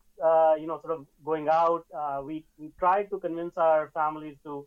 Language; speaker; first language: English; non-native, local second language; Hindi